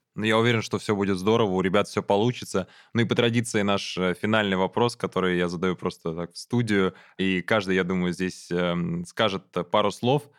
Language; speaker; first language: Russian; native; Russian